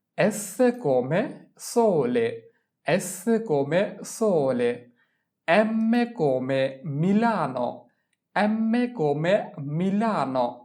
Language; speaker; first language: Italian; non-native, fluent; Bangla